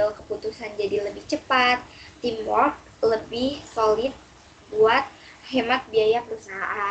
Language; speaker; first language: Indonesian; native; Indonesian